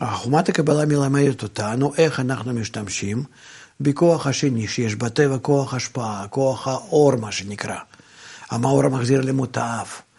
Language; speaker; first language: Hebrew; non-native, fluent; Russian